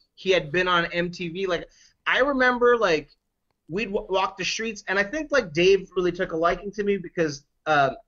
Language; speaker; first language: English; native; English